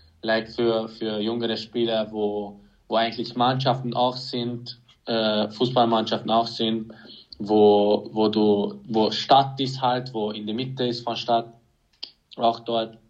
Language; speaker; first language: German; non-native, fluent; Hungarian